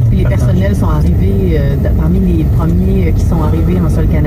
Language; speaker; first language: French; native; French